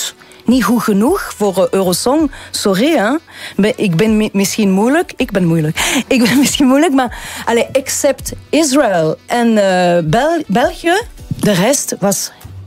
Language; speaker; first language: Dutch; non-native, local second language; French